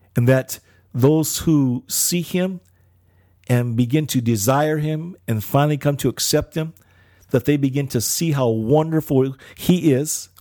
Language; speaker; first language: English; early bilingual, other home language; Filipino